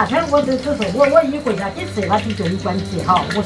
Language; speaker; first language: Chinese; native; Chinese